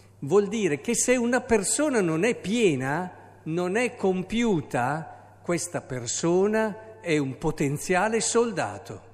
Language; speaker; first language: Italian; native; Italian